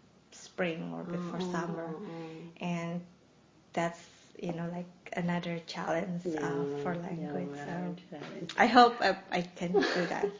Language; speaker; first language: English; non-native, fluent; Indonesian